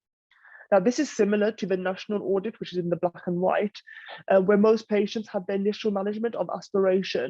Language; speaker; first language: English; native; English